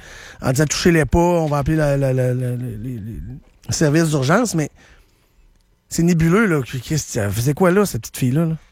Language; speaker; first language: French; native; French